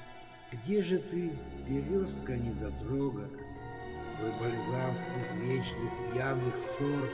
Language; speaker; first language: Russian; native; Russian